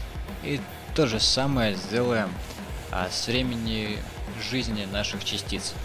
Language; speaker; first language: Russian; native; Russian